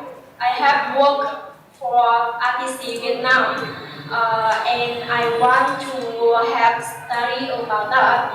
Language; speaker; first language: English; non-native, learner; Vietnamese